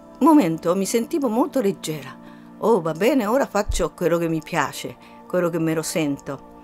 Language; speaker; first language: Italian; non-native, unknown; Japanese